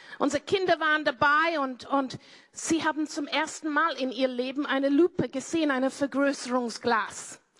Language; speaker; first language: German; non-native, fluent; English